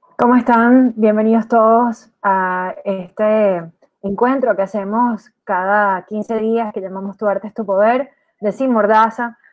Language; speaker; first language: Spanish; native; Spanish